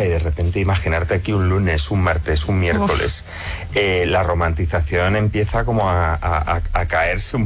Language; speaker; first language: Spanish; native; Spanish